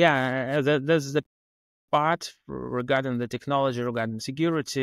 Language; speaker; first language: English; non-native, fluent; Russian